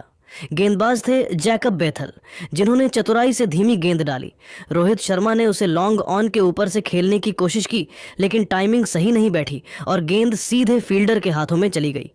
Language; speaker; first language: Hindi; native; Hindi